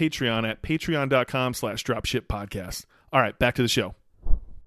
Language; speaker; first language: English; native; English